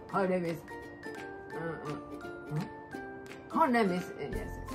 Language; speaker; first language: English; non-native, learner; Japanese